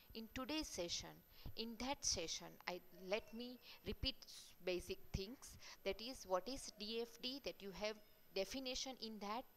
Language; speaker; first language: English; non-native, local second language; Gujarati